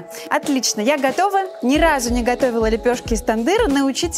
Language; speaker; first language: Russian; native; Russian